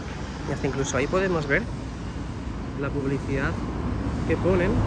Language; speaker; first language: Spanish; native; Spanish